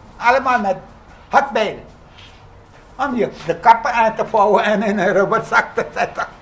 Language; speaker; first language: Dutch; native; Dutch